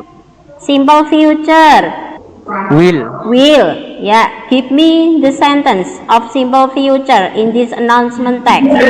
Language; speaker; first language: English; non-native, learner; Indonesian